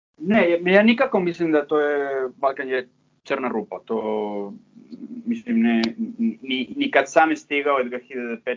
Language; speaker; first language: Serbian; non-native, fluent; Spanish